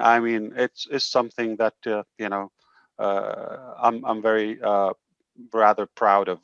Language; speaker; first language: English; non-native, fluent; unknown